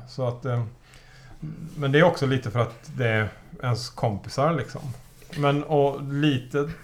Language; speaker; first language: Swedish; native; Swedish